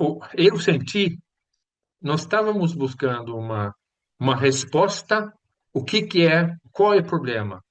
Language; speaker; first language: Portuguese; non-native, fluent; Swedish